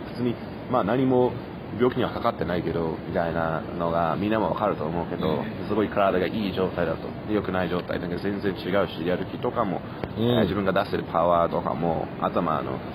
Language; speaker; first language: Japanese; non-native, fluent; German